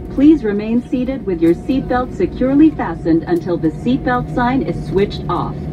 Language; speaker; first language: English; non-native, local second language; Filipino